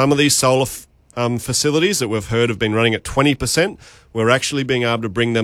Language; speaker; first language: English; native; English